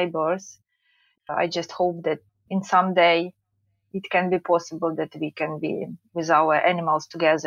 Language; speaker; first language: English; non-native, learner; Ukrainian